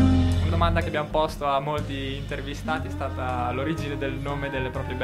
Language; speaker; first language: Italian; native; Italian